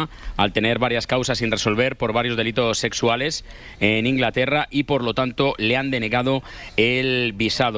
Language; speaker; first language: Spanish; native; Spanish